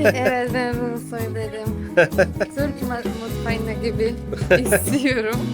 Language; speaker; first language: Turkish; non-native, learner; Polish